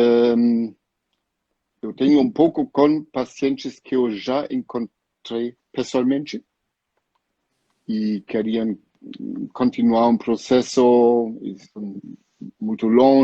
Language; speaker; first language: Portuguese; non-native, fluent; German